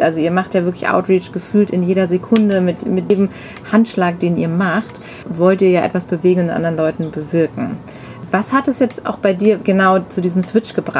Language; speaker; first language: German; native; German